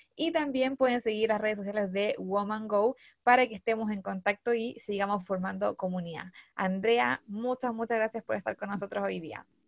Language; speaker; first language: Spanish; native; Spanish